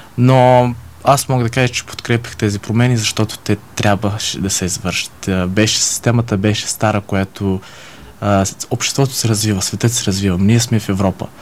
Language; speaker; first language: Bulgarian; early bilingual, heritage; Bulgarian